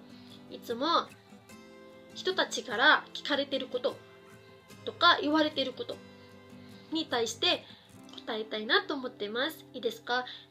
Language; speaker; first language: Japanese; non-native, fluent; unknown